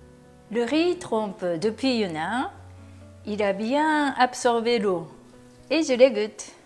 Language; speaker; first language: French; non-native, learner; Japanese